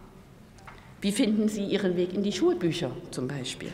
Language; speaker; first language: German; native; German